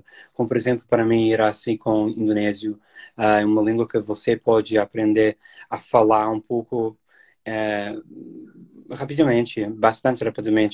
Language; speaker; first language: Portuguese; non-native, fluent; English